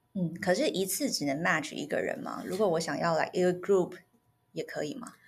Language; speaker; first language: Chinese; native; Chinese